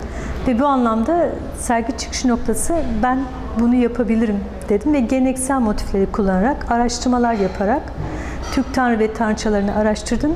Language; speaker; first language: Turkish; native; Turkish